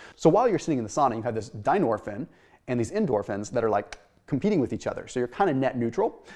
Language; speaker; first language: English; native; English